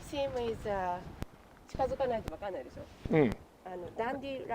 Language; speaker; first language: Japanese; native; Japanese